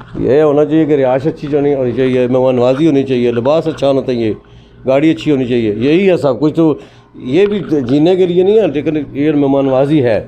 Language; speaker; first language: Urdu; non-native, local second language; Pahari-Potwari